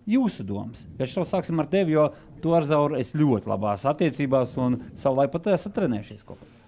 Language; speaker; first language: Latvian; native; Latvian